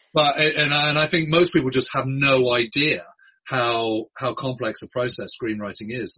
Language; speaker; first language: English; native; English